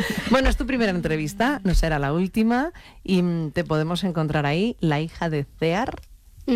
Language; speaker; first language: Spanish; native; Spanish